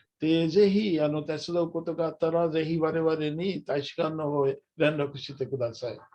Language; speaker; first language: Japanese; non-native, fluent; Urdu